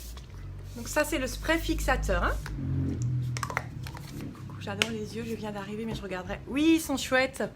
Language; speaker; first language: French; native; French